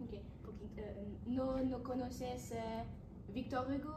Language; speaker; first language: Spanish; non-native, learner; French